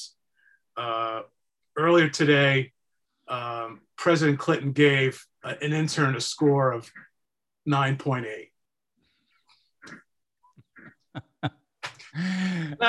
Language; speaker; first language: English; native; English